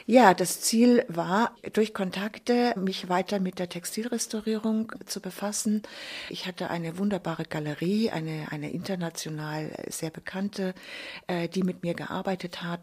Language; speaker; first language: German; native; German